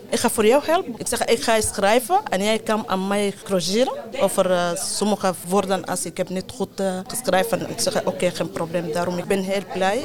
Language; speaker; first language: Dutch; non-native, learner; Arabic